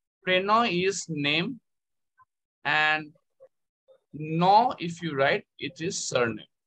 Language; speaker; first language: English; non-native, local second language; Bangla